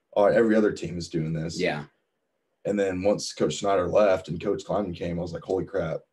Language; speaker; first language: English; native; English